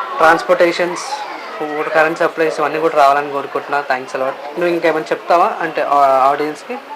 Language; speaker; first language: Telugu; native; Telugu